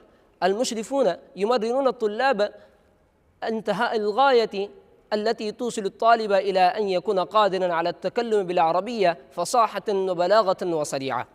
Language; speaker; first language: Arabic; non-native, learner; Urdu